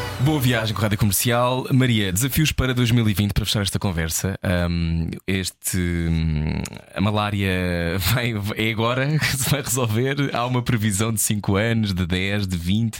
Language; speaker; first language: Portuguese; native; Portuguese